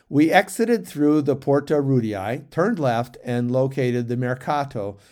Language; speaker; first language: English; native; English